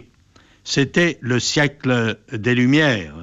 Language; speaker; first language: French; native; French